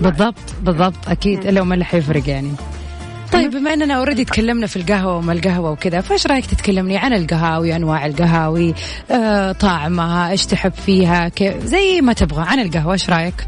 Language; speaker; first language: Arabic; native; Arabic